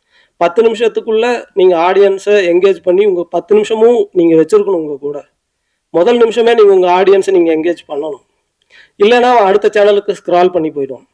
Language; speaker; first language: Tamil; native; Tamil